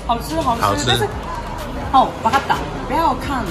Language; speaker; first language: Chinese; non-native, learner; Japanese